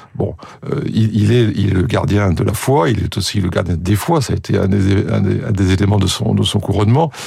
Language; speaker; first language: French; native; French